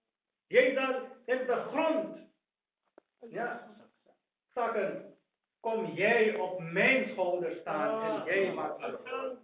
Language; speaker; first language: Dutch; non-native, fluent; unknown